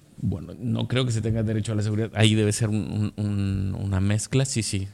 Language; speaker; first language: Spanish; native; Spanish